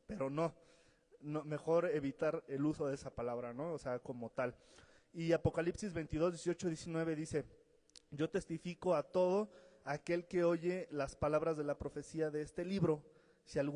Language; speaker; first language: Spanish; native; Spanish